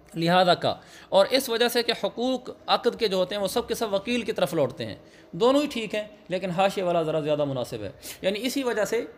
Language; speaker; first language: Urdu; native; Urdu